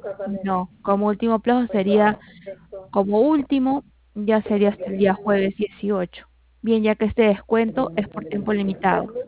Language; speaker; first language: Spanish; native; Spanish